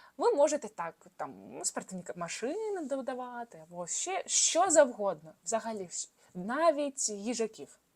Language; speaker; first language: Ukrainian; non-native, local second language; Russian